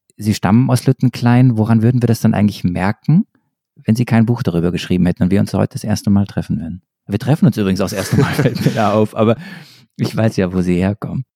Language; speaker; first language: German; native; German